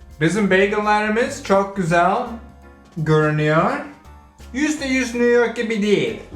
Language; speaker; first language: Turkish; non-native, learner; English